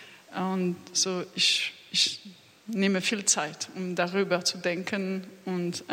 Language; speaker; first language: German; non-native, learner; French